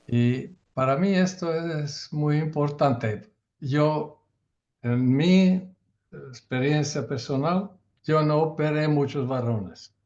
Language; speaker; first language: Spanish; non-native, learner; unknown